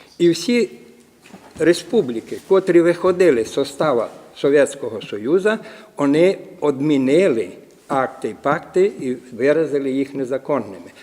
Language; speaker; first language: Ukrainian; native; Ukrainian